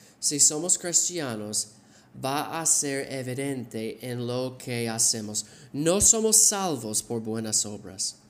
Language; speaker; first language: Spanish; non-native, fluent; English